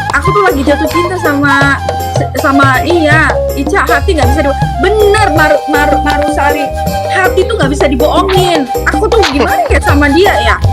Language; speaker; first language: Indonesian; native; Indonesian